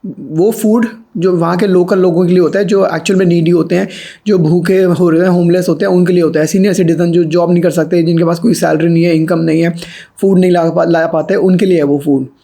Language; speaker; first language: Hindi; native; Hindi